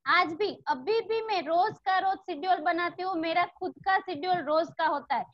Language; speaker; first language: Hindi; non-native, local second language; Gujarati